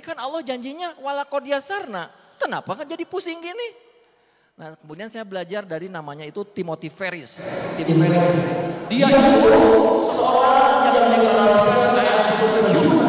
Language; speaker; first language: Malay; non-native, local second language; Sundanese